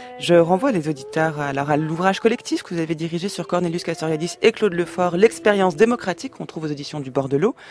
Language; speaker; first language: French; native; French